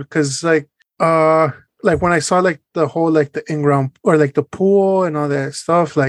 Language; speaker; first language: English; early bilingual, other home language; Spanish